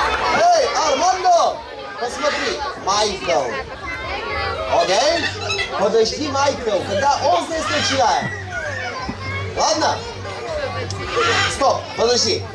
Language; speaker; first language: Russian; non-native, learner; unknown